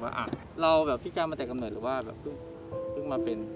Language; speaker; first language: Thai; native; Thai